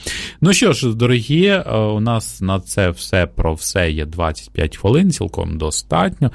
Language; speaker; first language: Ukrainian; native; Ukrainian